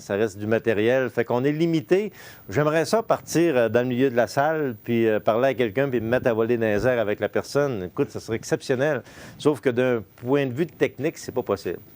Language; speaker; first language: French; native; French